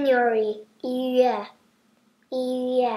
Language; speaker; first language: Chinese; early bilingual, heritage; Chinese